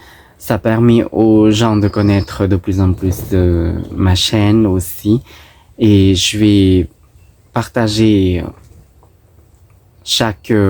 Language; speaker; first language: French; non-native, fluent; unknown